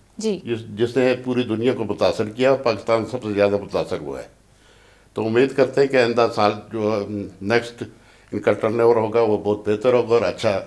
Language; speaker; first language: Urdu; non-native, local second language; Punjabi